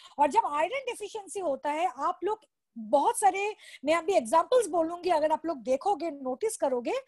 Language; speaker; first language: Hindi; non-native, local second language; Bangla